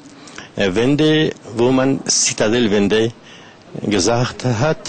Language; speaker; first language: German; non-native, learner; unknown